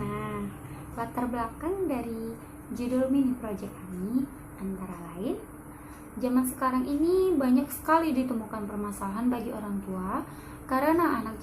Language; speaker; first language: Indonesian; native; Indonesian